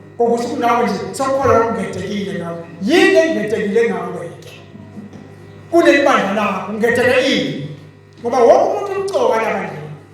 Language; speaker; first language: Zulu; non-native, local second language; Swati